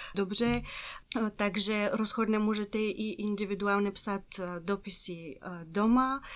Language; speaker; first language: Czech; non-native, fluent; Bulgarian